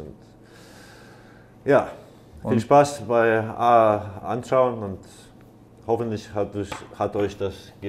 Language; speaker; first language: German; non-native, fluent; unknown